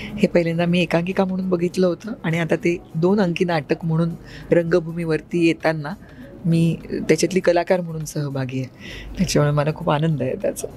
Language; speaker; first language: Marathi; native; Marathi